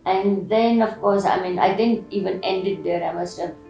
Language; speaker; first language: English; non-native, local second language; Hindi